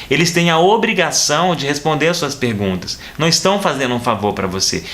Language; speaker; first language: Portuguese; native; Portuguese